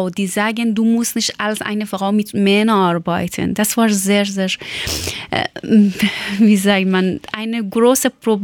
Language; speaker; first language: German; non-native, learner; Persian